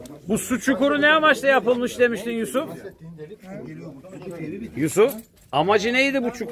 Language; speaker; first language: Turkish; native; Turkish